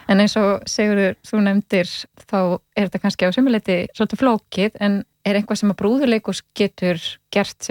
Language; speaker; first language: Icelandic; native; Icelandic